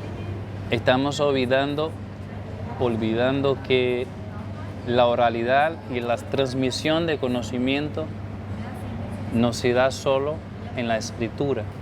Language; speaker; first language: Spanish; non-native, fluent; Portuguese